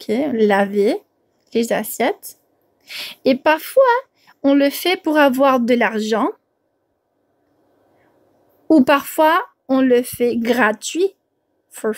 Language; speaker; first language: French; non-native, fluent; English